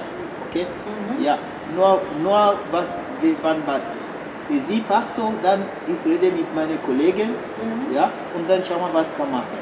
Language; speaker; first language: German; non-native, learner; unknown